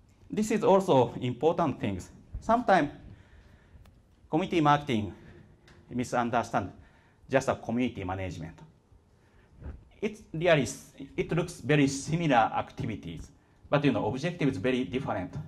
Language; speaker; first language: English; non-native, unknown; Japanese